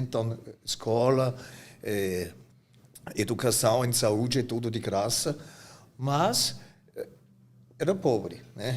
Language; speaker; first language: Portuguese; non-native, fluent; German